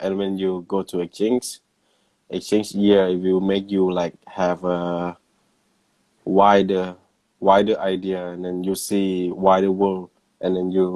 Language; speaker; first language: English; non-native, learner; Thai